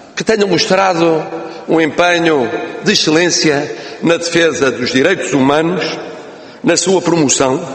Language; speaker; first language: Portuguese; native; Portuguese